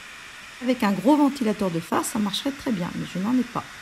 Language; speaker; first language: French; native; French